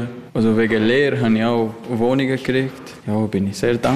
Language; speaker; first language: German; non-native, learner; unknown